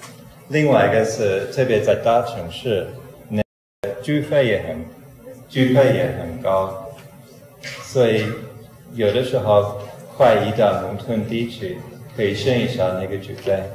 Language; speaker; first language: Chinese; non-native, fluent; English